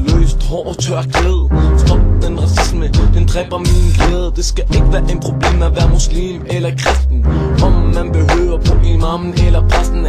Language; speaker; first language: Danish; early bilingual, other home language; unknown